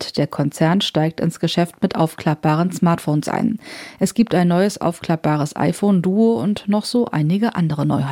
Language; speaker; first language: German; native; German